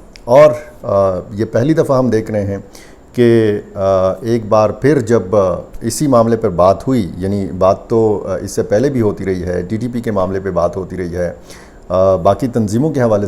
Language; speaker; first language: Urdu; native; Urdu